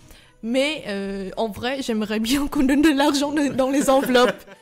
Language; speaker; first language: French; non-native, fluent; Vietnamese